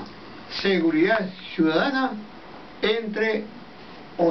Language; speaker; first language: Spanish; native; Spanish